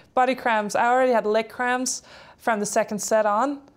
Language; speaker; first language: English; non-native, fluent; Polish